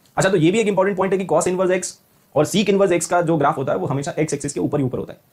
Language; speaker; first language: Hindi; native; Hindi